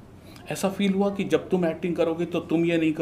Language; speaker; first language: Hindi; native; Hindi